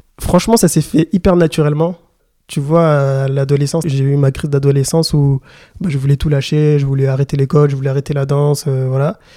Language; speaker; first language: French; early bilingual, other home language; Lingala